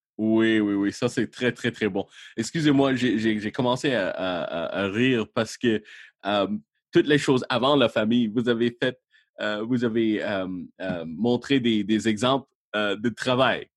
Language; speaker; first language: French; non-native, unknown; English